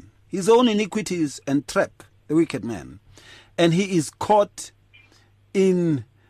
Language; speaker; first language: English; non-native, local second language; Northern Sotho